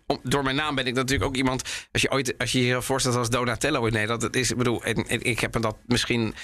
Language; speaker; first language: Dutch; early bilingual, other home language; Italian